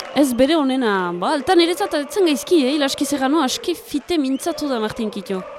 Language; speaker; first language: Basque; native; Basque